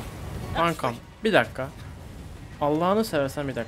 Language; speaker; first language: Turkish; native; Turkish